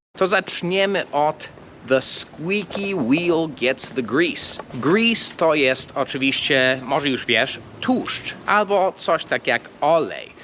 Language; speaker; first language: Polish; non-native, fluent; English